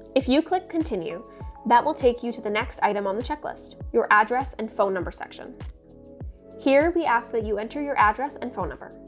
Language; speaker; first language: English; native; English